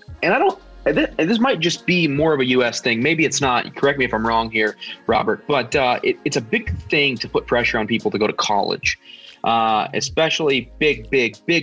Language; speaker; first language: English; native; English